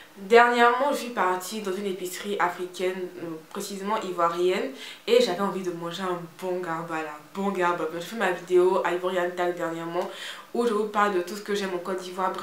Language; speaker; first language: French; native; French